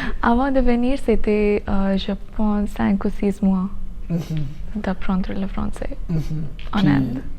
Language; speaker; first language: French; non-native, learner; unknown